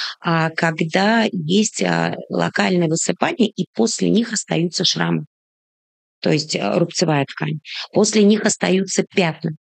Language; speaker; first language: Russian; native; Russian